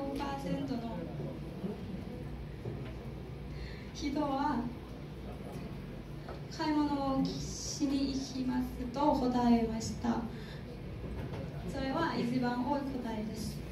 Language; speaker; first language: Japanese; non-native, learner; Thai